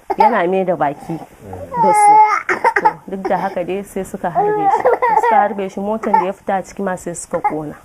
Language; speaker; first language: Hausa; native; Hausa